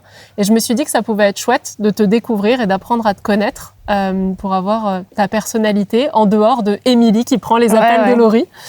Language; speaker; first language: French; native; French